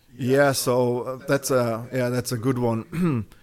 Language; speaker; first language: English; non-native, fluent; German